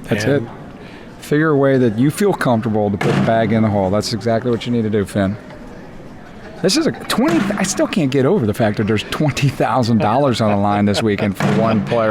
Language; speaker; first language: English; native; English